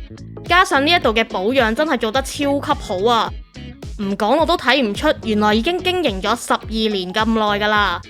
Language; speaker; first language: Cantonese; native; Cantonese